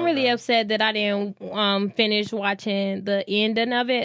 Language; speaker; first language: English; native; English